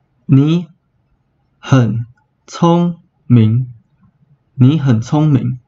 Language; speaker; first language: Chinese; non-native, fluent; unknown